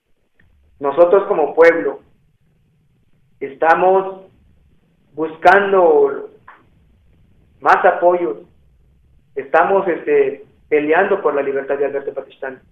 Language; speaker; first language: Spanish; non-native, local second language; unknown